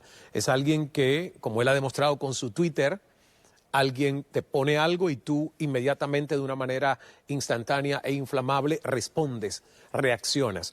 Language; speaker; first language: Spanish; native; Spanish